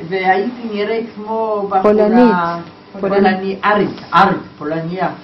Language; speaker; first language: Hebrew; non-native, fluent; Polish